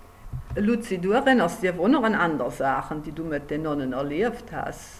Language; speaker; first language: German; native; German